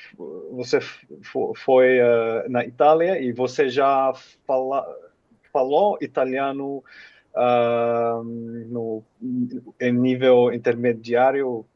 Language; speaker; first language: Portuguese; non-native, fluent; Finnish